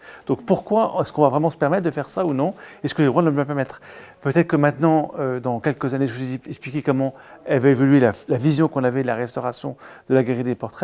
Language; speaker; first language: French; native; French